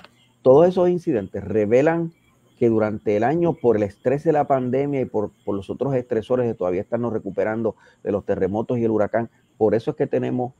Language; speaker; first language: Spanish; native; Spanish